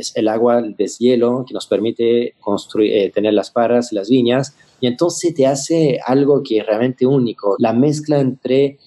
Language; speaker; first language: Spanish; non-native, fluent; French